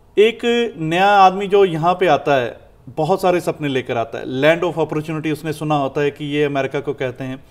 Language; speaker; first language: Hindi; non-native, local second language; Punjabi